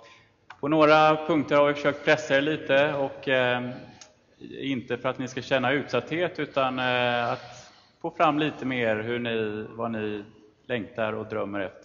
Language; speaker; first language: Swedish; native; Swedish